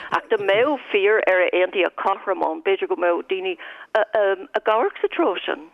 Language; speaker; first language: Irish; non-native, local second language; English